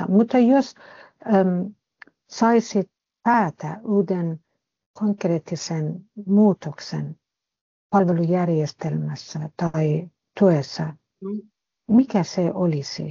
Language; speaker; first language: Finnish; non-native, fluent; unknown